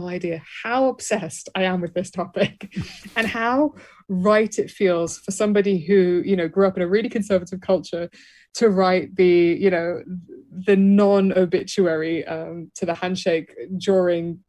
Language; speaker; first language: English; native; English